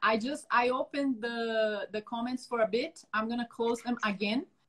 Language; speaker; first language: English; non-native, fluent; Portuguese